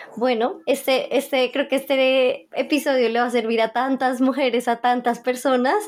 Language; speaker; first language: Spanish; native; Spanish